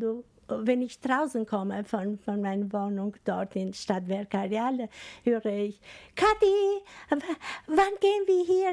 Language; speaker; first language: German; non-native, learner; Albanian